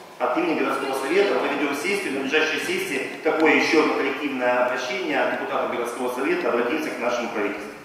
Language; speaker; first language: Russian; native; Russian